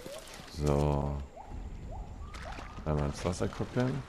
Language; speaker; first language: German; native; German